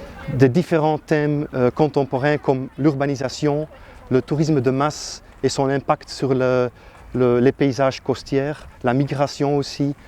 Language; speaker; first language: French; non-native, local second language; Dutch